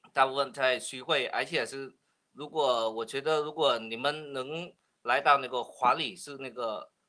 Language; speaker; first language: Chinese; non-native, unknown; Vietnamese